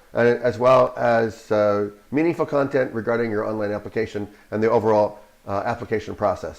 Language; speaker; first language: English; native; English